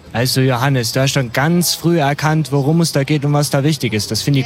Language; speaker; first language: German; native; German